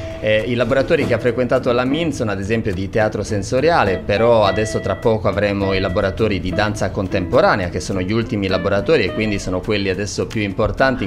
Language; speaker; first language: Italian; native; Italian